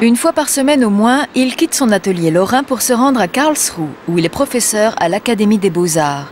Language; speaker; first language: French; native; French